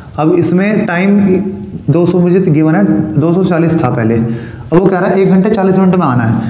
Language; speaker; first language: Hindi; native; Hindi